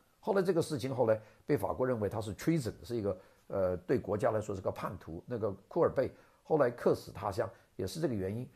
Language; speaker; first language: Chinese; non-native, local second language; Cantonese